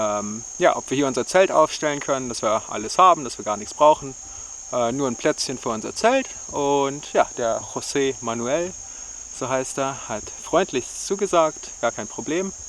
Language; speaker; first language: German; native; German